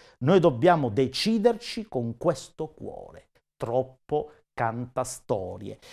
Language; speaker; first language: Italian; native; Italian